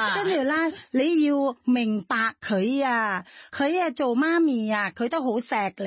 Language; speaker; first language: Chinese; non-native, fluent; Thai